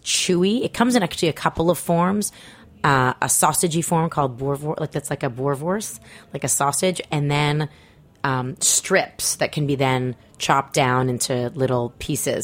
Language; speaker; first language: English; native; English